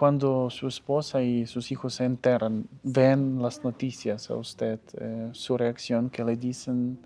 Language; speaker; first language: Spanish; non-native, fluent; Ukrainian